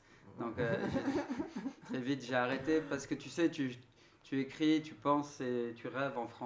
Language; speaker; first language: French; native; French